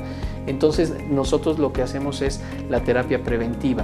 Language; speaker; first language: Spanish; native; Spanish